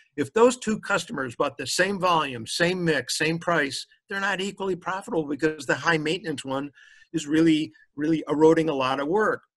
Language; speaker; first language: English; native; English